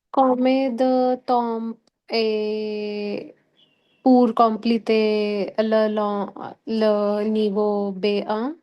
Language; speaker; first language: French; non-native, learner; Hindi